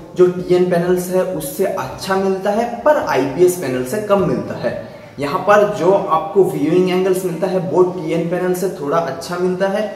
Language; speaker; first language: Hindi; non-native, local second language; Bangla